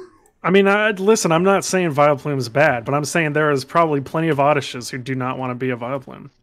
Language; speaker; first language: English; native; English